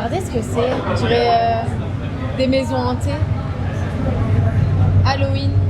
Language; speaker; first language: French; native; French